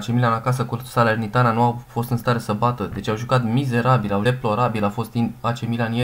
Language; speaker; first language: Romanian; native; Romanian